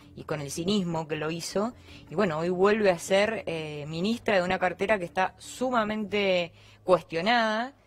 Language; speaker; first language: Spanish; native; Spanish